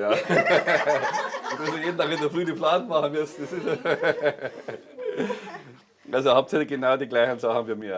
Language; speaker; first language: German; native; German